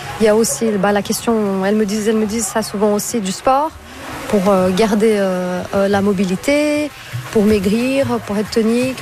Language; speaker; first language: French; non-native, fluent; Portuguese